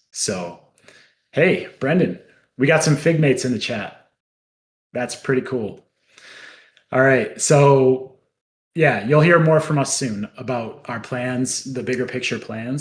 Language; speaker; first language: English; native; English